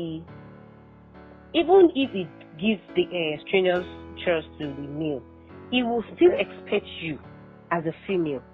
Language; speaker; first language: English; non-native, local second language; Yoruba